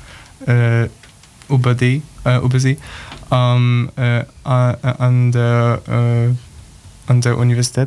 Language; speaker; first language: German; non-native, learner; Polish